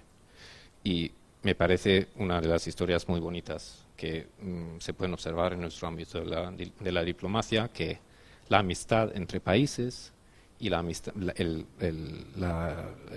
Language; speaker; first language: Spanish; non-native, fluent; German